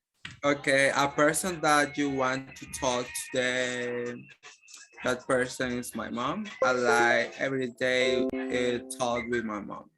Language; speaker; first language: English; non-native, learner; Spanish